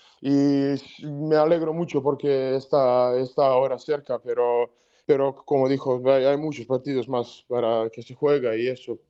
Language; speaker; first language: Spanish; non-native, learner; Serbian